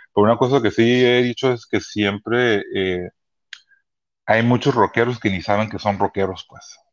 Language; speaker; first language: Spanish; early bilingual, heritage; Spanish